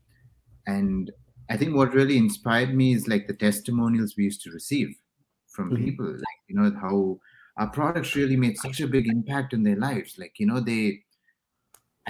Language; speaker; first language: English; non-native, local second language; Tamil